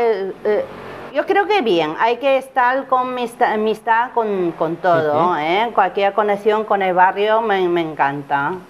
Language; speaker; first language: Spanish; non-native, learner; Chinese